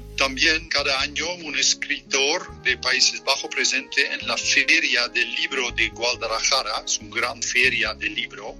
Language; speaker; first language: Spanish; non-native, fluent; Dutch